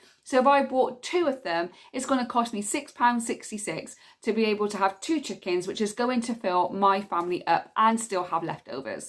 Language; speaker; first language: English; native; English